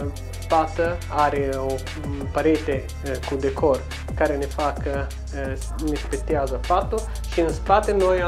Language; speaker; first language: Romanian; non-native, local second language; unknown